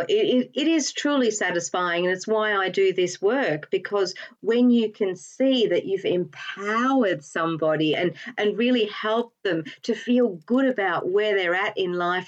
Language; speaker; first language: English; native; English